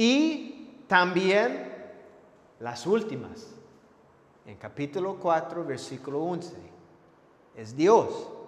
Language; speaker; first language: Spanish; non-native, fluent; English